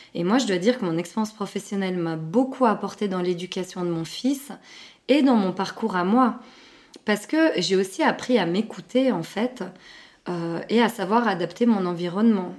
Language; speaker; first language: French; early bilingual, other home language; Arabic